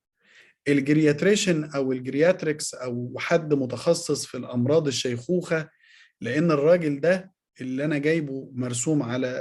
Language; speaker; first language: Arabic; native; Arabic